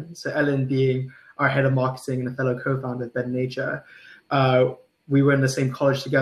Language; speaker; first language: English; non-native, local second language; Cantonese